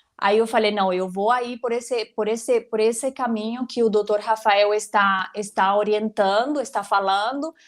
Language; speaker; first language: Portuguese; non-native, fluent; Spanish